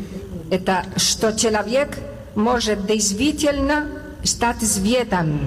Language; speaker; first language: Russian; non-native, learner; Spanish